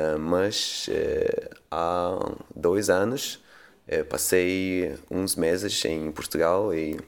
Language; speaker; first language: Portuguese; non-native, fluent; Swedish